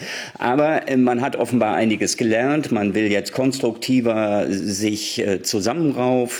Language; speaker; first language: German; native; German